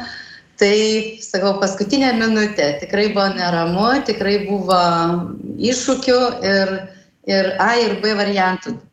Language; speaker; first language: Lithuanian; native; Lithuanian